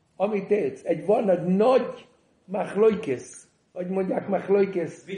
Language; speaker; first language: Hungarian; early bilingual, heritage; Hungarian